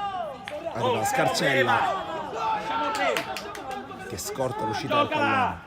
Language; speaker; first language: Italian; native; Italian